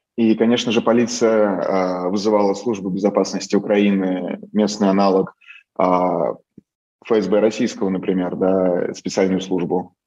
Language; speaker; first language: Russian; native; Russian